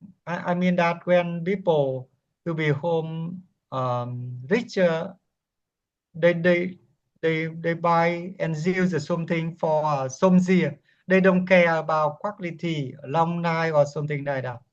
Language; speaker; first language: English; non-native, learner; Vietnamese